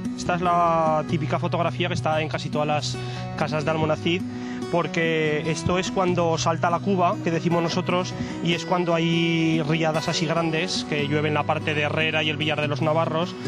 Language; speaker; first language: Spanish; native; Spanish